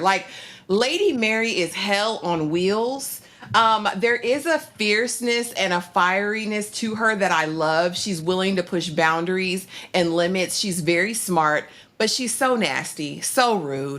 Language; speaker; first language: English; native; English